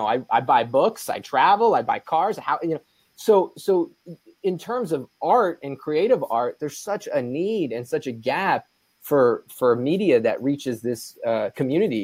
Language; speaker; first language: English; native; English